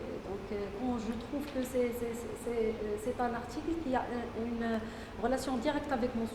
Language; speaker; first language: French; non-native, local second language; Arabic